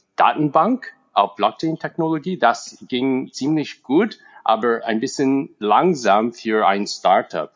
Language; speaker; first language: German; non-native, fluent; English